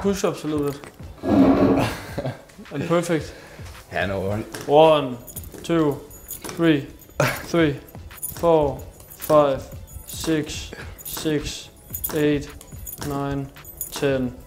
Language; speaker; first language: English; non-native, fluent; Danish